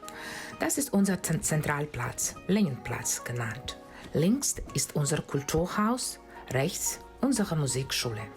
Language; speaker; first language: German; non-native, fluent; Russian